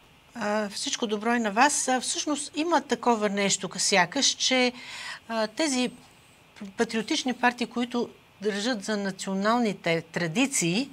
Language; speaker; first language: Bulgarian; native; Bulgarian